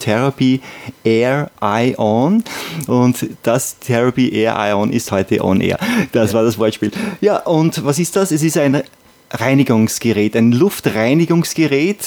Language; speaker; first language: German; native; German